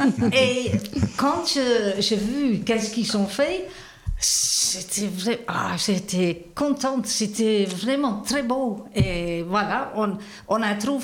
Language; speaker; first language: French; non-native, learner; Dutch